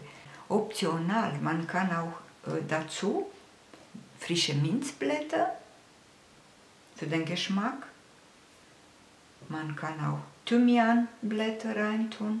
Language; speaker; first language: German; non-native, fluent; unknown